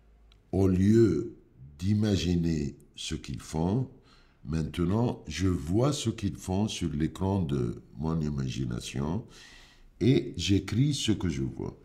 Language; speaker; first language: French; non-native, fluent; Arabic